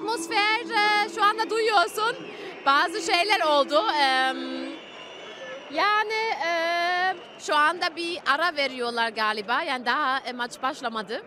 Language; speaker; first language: Turkish; early bilingual, heritage; German